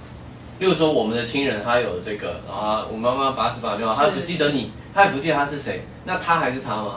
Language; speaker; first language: Chinese; native; Chinese